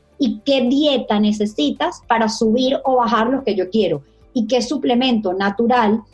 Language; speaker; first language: Spanish; native; Spanish